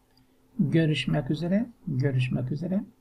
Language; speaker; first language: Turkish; non-native, learner; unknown